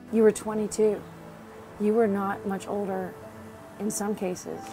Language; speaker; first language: English; native; English